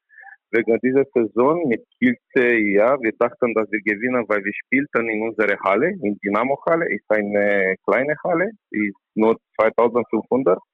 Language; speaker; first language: German; non-native, learner; Romanian